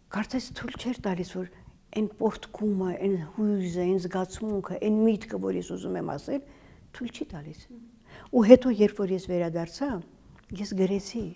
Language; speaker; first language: Armenian; native; Armenian